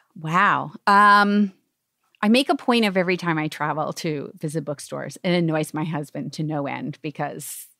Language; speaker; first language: English; native; English